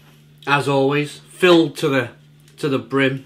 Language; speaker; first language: English; native; English